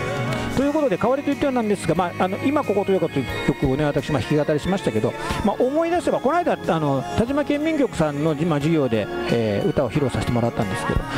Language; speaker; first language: Japanese; native; Japanese